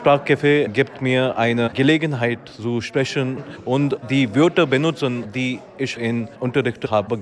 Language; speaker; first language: German; non-native, learner; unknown